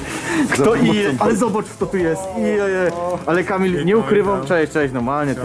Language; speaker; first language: Polish; native; Polish